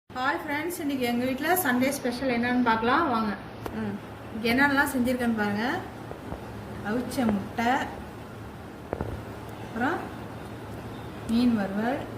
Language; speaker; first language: Tamil; native; Tamil